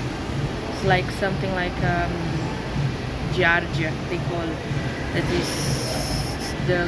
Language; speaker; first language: English; non-native, learner; Portuguese